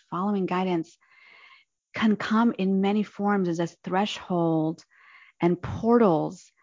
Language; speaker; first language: English; native; English